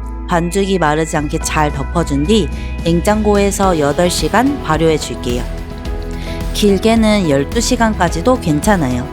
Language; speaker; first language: Korean; native; Korean